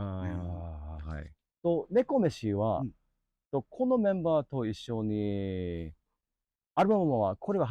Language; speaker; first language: Japanese; non-native, learner; English